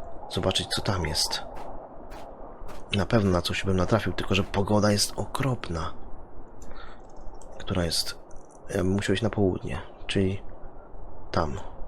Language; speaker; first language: Polish; native; Polish